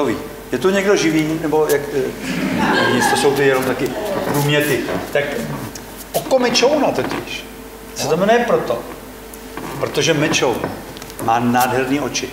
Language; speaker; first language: Czech; native; Czech